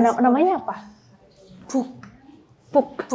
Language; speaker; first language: Indonesian; native; Indonesian